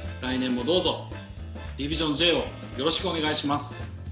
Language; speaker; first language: Japanese; native; Japanese